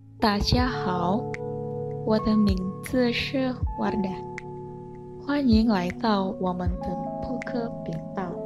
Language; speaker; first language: Chinese; non-native, learner; Indonesian